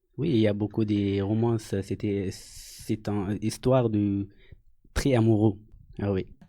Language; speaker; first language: French; non-native, learner; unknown